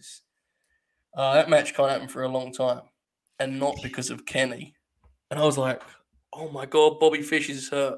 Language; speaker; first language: English; native; English